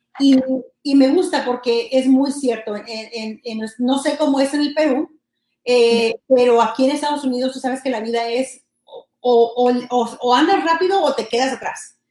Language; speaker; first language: Spanish; early bilingual, heritage; Spanish